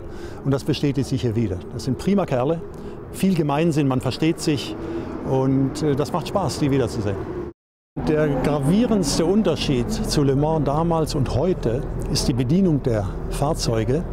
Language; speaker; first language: German; native; German